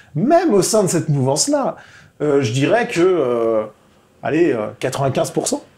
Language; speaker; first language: French; native; French